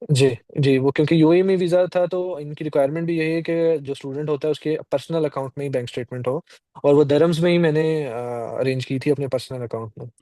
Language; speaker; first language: Urdu; non-native, local second language; Punjabi